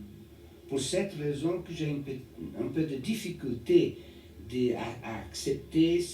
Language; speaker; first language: French; non-native, learner; Portuguese